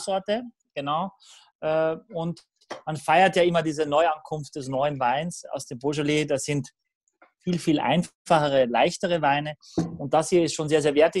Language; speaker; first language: German; native; German